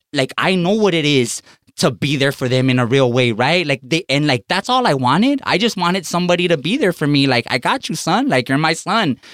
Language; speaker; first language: English; native; English